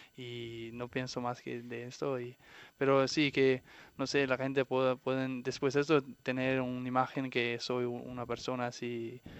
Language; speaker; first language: Spanish; non-native, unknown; Danish